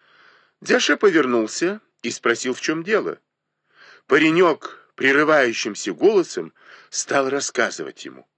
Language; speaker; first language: Russian; native; Russian